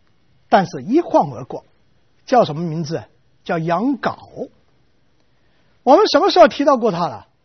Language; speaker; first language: Chinese; native; Chinese